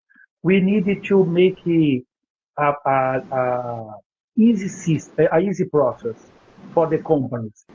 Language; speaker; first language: English; non-native, learner; Portuguese